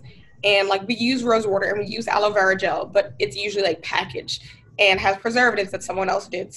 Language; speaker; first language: English; native; English